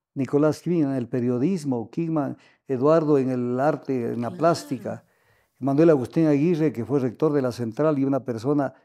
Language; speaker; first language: Spanish; native; Spanish